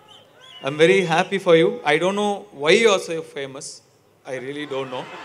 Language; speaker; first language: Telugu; non-native, learner; Tamil